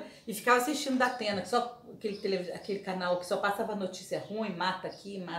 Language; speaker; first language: Portuguese; native; Portuguese